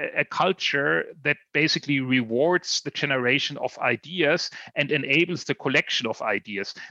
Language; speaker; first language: English; non-native, fluent; German